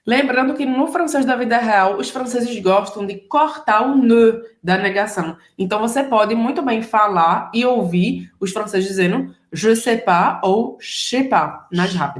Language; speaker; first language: Portuguese; native; Portuguese